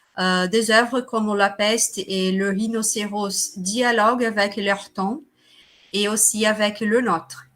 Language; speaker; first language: French; non-native, fluent; Portuguese